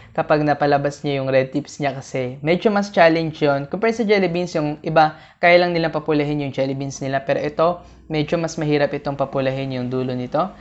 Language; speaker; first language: Filipino; native; Filipino